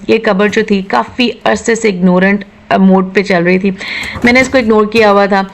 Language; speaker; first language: Urdu; native; Urdu